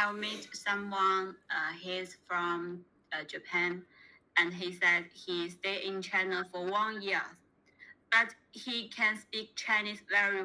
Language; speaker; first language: English; non-native, learner; Chinese